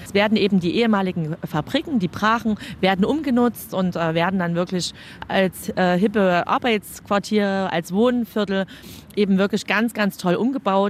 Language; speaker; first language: German; native; German